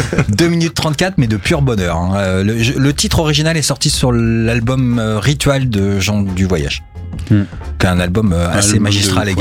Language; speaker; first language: French; native; French